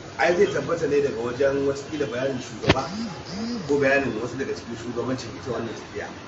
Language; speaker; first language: Hausa; native; Hausa